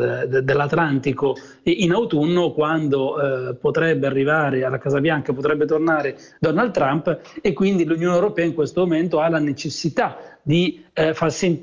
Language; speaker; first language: Italian; native; Italian